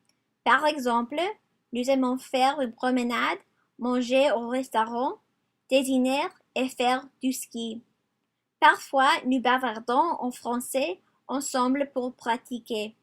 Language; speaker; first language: French; non-native, learner; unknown